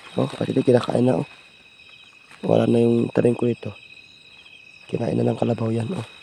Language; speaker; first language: Filipino; non-native, local second language; Iloko